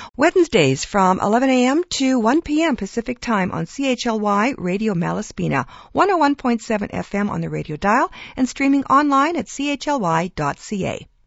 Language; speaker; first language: English; early bilingual, other home language; Ukrainian